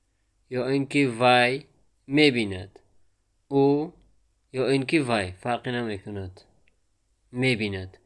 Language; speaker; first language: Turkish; non-native, fluent; Tajik